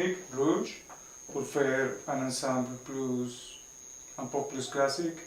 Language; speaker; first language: French; non-native, learner; Spanish